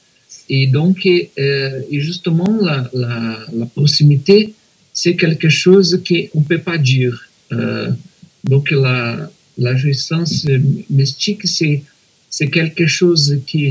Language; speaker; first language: French; non-native, fluent; Portuguese